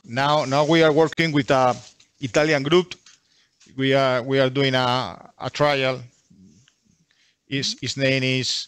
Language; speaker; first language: English; non-native, learner; Spanish